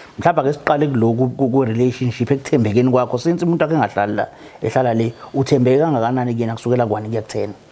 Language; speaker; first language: Zulu; native; Zulu